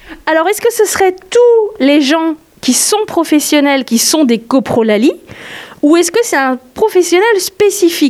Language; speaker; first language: French; native; French